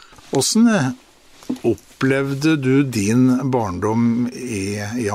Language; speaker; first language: Norwegian; native; Norwegian